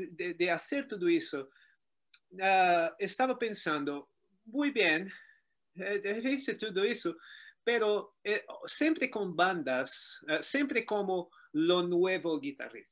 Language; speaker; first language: Spanish; non-native, learner; Portuguese